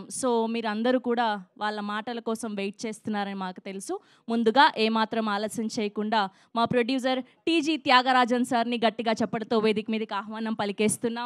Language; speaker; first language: Telugu; native; Telugu